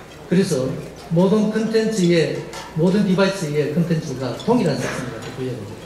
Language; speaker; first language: Korean; native; Korean